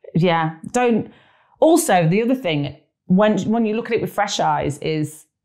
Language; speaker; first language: English; native; English